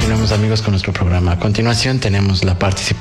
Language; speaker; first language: Spanish; native; Spanish